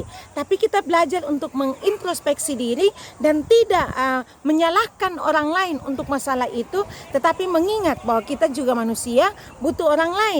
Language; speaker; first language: Indonesian; native; Indonesian